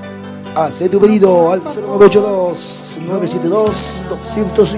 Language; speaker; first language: Spanish; native; Spanish